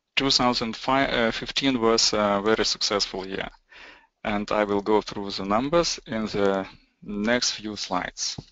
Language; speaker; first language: English; non-native, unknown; Lithuanian